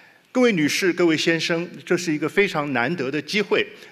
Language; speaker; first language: Chinese; native; Chinese